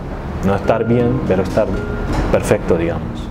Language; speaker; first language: Spanish; non-native, fluent; Arabic